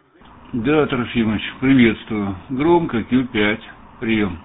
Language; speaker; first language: Russian; native; Russian